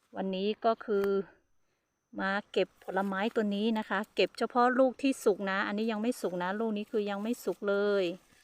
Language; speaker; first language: Thai; non-native, local second language; Hmong